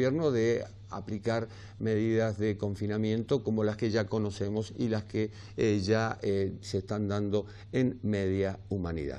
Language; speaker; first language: Spanish; native; Spanish